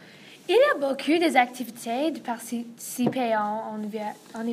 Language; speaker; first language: French; non-native, learner; English